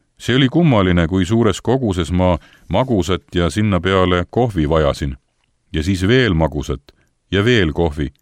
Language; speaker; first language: Estonian; native; Estonian